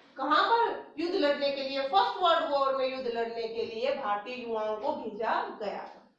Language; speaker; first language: Hindi; native; Hindi